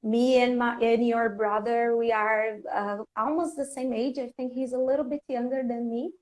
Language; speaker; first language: English; non-native, fluent; Portuguese